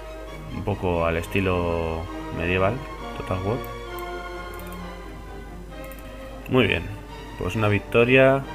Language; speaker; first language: Spanish; native; Spanish